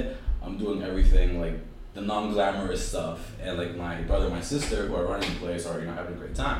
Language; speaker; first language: English; native; English